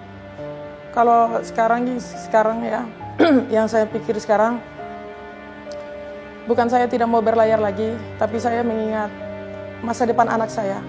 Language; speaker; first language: Indonesian; native; Indonesian